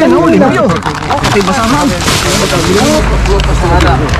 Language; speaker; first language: Spanish; non-native, fluent; Filipino